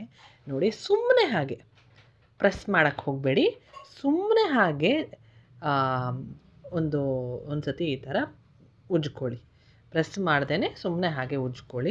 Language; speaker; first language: Kannada; native; Kannada